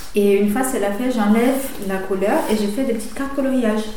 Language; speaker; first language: French; non-native, fluent; Portuguese